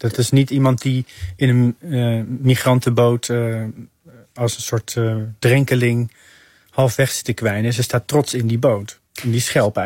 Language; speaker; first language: Dutch; native; Dutch